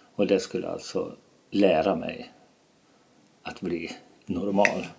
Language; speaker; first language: Swedish; native; Swedish